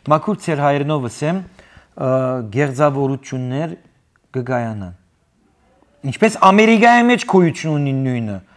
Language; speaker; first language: Armenian; native; Armenian